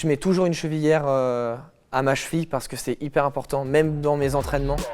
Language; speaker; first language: French; native; French